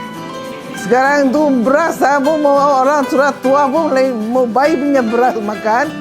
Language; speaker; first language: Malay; non-native, local second language; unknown